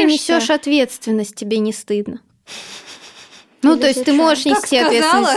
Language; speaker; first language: Russian; native; Russian